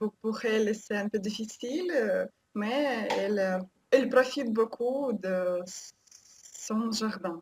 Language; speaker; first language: French; non-native, learner; Russian